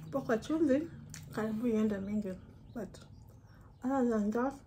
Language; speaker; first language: English; non-native, local second language; Gusii